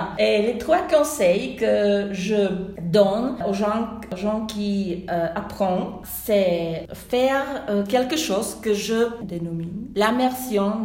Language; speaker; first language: French; non-native, fluent; Czech